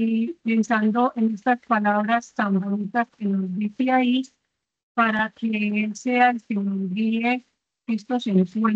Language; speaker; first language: Spanish; native; Spanish